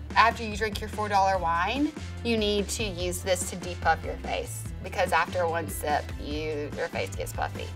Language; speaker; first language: English; native; English